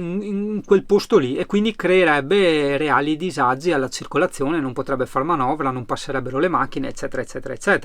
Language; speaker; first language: Italian; native; Italian